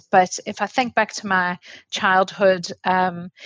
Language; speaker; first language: English; native; English